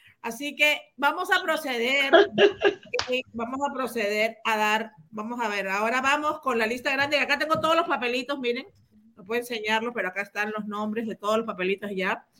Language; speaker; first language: Spanish; native; Spanish